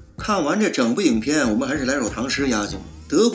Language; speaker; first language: Chinese; native; Chinese